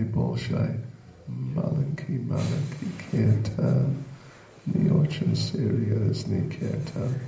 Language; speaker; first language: Russian; non-native, learner; English